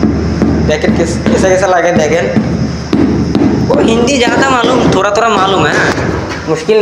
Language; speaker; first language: Hindi; non-native, learner; Bangla